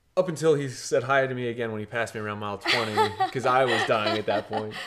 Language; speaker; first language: English; early bilingual, other home language; Portuguese